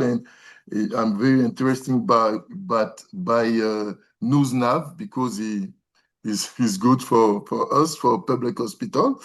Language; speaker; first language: English; non-native, learner; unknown